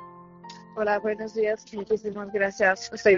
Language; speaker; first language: Spanish; non-native, fluent; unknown